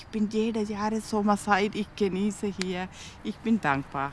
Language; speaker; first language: German; non-native, learner; Tamil